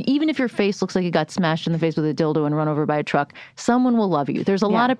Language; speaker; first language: English; native; English